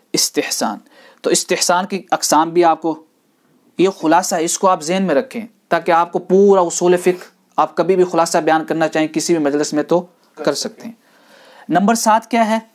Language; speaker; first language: Urdu; non-native, local second language; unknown